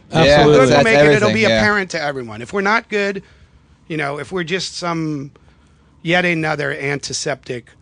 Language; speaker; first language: English; native; English